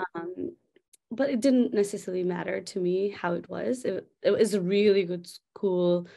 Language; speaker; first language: English; non-native, local second language; Nepali